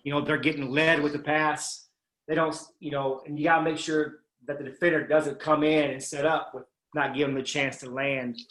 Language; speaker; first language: English; native; English